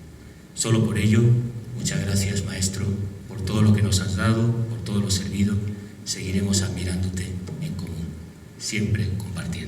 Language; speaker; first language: Spanish; native; Spanish